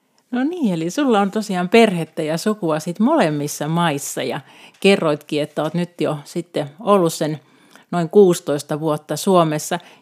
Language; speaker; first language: Finnish; native; Finnish